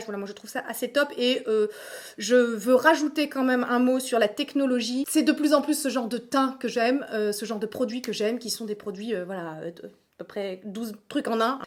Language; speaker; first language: French; native; French